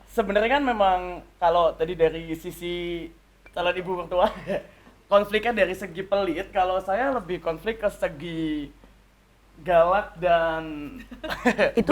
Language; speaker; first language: Indonesian; native; Indonesian